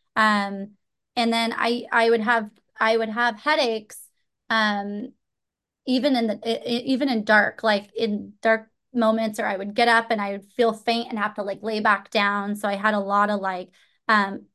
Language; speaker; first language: English; native; English